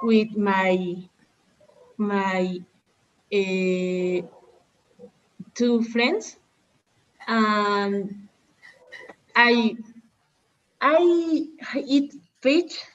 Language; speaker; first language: English; non-native, learner; Spanish